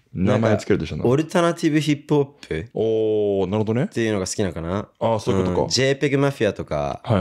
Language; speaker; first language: Japanese; native; Japanese